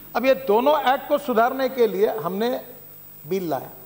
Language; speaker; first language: Hindi; non-native, local second language; Marathi